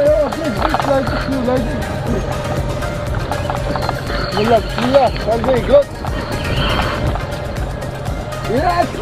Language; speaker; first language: English; non-native, learner; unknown